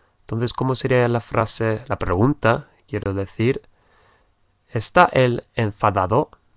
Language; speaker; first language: Spanish; native; Spanish